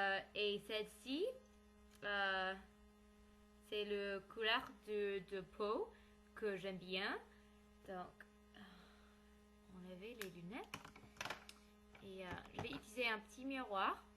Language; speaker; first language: French; non-native, learner; English